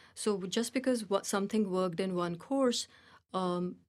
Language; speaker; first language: English; non-native, local second language; Hindi